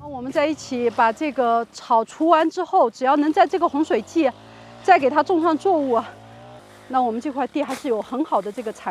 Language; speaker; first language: Chinese; native; Chinese